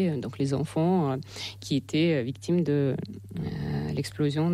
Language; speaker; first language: French; non-native, fluent; Russian